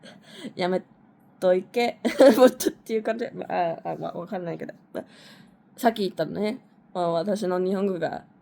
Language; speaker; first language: Japanese; non-native, learner; English